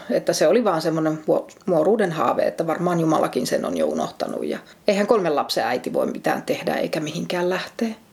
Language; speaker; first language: Finnish; native; Finnish